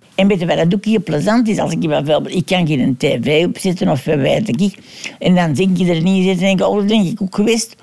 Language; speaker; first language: Dutch; native; Dutch